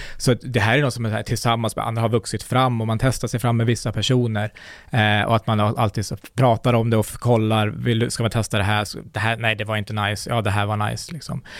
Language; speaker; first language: Swedish; early bilingual, other home language; Kurdish